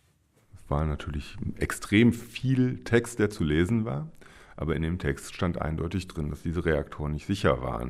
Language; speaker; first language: German; native; German